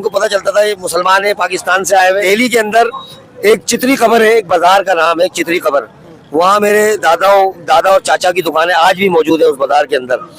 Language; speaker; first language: Urdu; native; Urdu